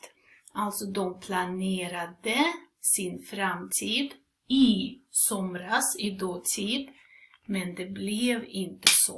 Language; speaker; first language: Swedish; non-native, fluent; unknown